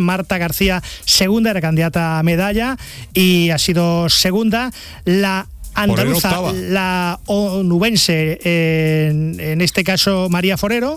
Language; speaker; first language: Spanish; native; Spanish